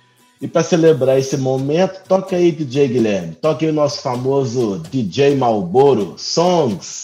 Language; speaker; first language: Portuguese; native; Portuguese